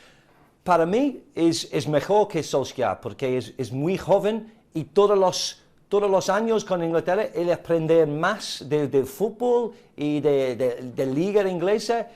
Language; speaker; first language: Spanish; non-native, fluent; English